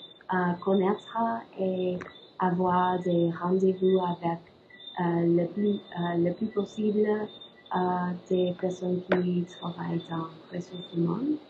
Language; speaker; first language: French; non-native, learner; English